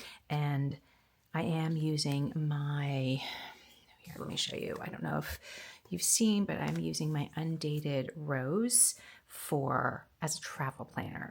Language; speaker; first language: English; native; English